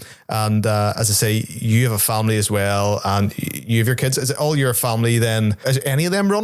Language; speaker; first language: English; native; English